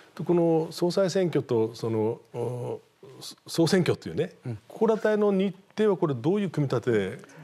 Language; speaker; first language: Japanese; native; Japanese